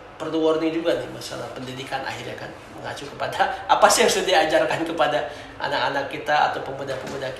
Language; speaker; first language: Indonesian; native; Indonesian